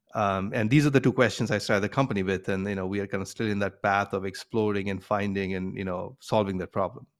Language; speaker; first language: English; non-native, local second language; Bangla